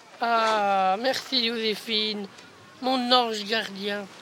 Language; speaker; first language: French; native; French